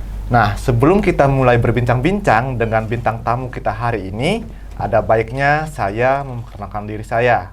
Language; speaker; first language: Indonesian; non-native, local second language; Balinese